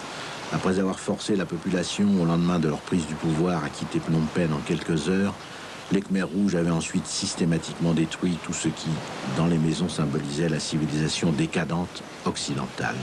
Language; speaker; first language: French; native; French